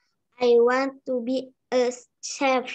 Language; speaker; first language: English; non-native, learner; Indonesian